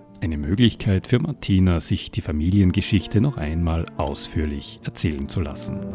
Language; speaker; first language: German; native; German